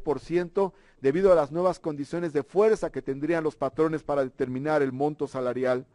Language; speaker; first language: Spanish; native; Spanish